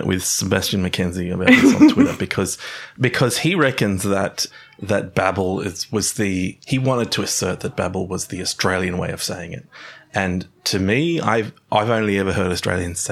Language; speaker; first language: English; native; English